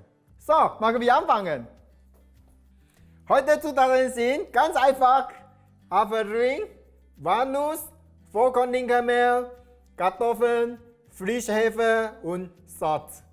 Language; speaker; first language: German; non-native, learner; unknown